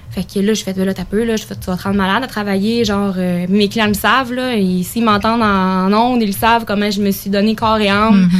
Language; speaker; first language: French; native; French